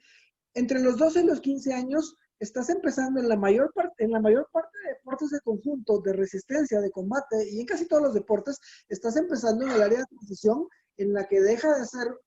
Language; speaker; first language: Spanish; native; Spanish